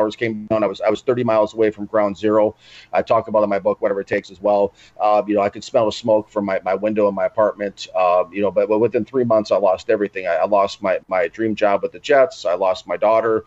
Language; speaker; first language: English; native; English